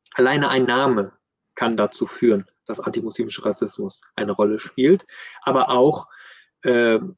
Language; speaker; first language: German; early bilingual, other home language; Persian